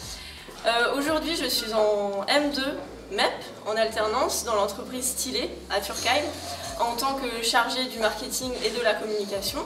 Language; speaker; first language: French; native; French